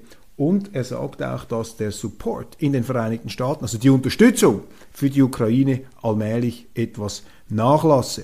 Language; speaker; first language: German; native; German